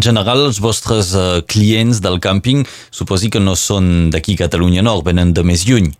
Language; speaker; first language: Catalan; native; Catalan